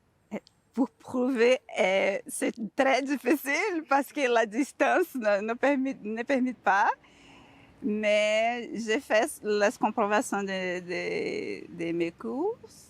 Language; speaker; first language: French; non-native, learner; Portuguese